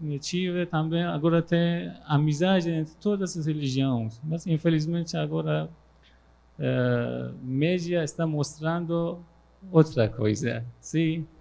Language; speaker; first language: Portuguese; non-native, learner; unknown